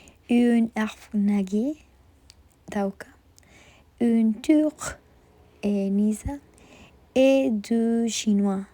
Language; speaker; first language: French; non-native, learner; Spanish